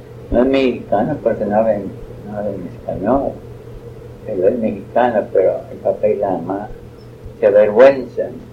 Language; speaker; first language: Spanish; early bilingual, other home language; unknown